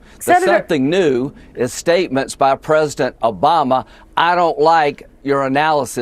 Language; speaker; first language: English; native; English